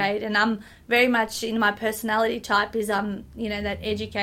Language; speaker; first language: English; non-native, fluent; Macedonian